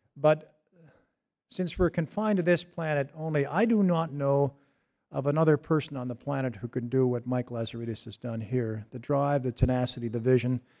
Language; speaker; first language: English; native; English